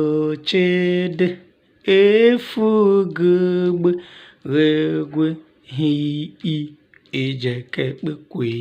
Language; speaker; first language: Igbo; native; Igbo